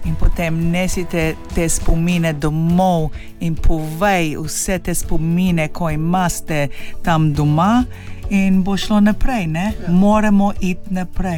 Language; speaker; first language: Slovenian; early bilingual, heritage; Slovenian